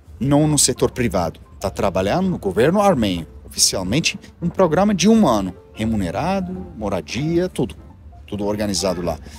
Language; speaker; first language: Portuguese; non-native, learner; Armenian